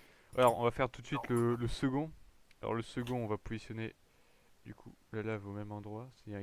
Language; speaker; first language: French; native; French